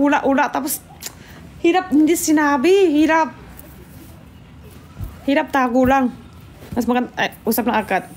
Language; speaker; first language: Filipino; non-native, learner; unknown